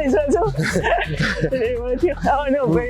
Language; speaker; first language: French; non-native, fluent; English